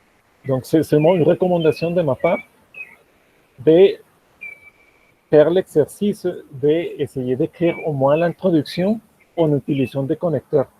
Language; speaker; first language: French; non-native, fluent; Spanish